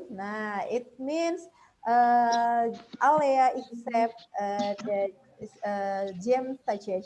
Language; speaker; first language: English; non-native, fluent; Indonesian